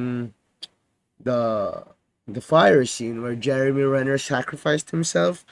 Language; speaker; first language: English; non-native, fluent; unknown